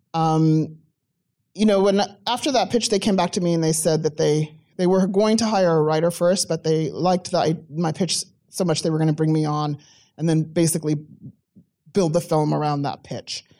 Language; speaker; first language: English; native; English